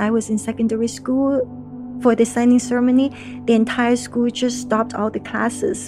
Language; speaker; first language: English; non-native, local second language; Cantonese